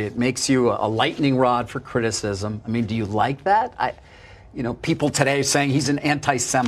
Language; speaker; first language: English; native; English